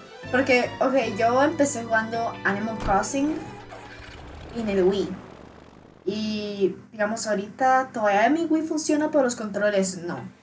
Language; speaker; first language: Spanish; native; Spanish